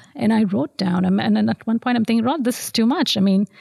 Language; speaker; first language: English; non-native, local second language; Tamil